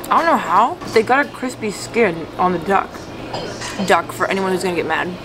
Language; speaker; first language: English; native; English